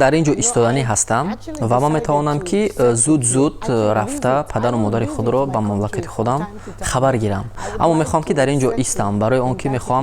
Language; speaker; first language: Persian; non-native, fluent; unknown